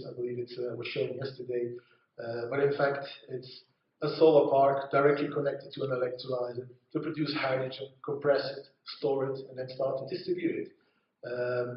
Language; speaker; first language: English; non-native, fluent; Dutch